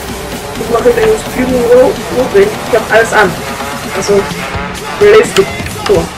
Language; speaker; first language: German; native; German